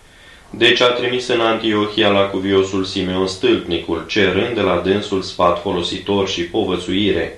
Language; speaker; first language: Romanian; native; Romanian